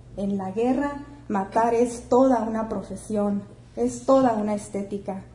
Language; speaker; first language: Spanish; early bilingual, heritage; Spanish